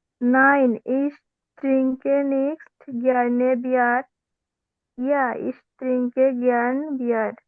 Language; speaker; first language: German; non-native, learner; Bangla